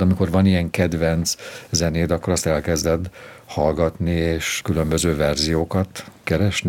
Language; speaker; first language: Hungarian; native; Hungarian